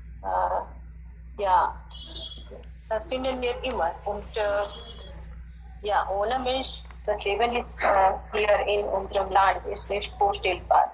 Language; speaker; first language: German; non-native, learner; Hindi